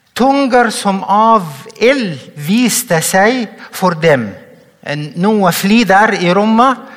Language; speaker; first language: Norwegian; non-native, fluent; Arabic